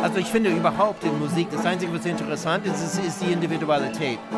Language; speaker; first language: German; non-native, fluent; English